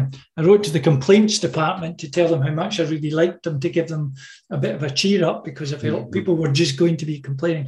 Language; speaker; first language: English; native; English